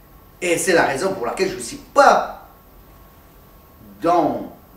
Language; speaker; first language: French; non-native, fluent; Persian